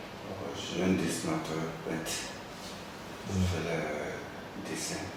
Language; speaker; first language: French; non-native, local second language; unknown